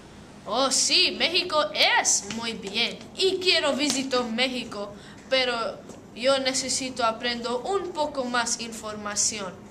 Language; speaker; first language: Spanish; non-native, learner; English